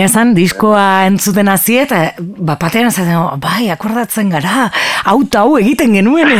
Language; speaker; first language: Basque; native; Basque